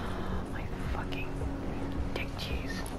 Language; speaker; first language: English; native; English